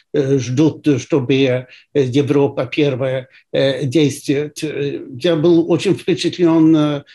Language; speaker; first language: Russian; non-native, fluent; Swedish